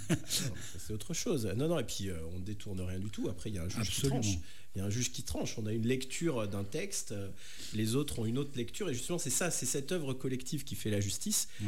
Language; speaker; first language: French; native; French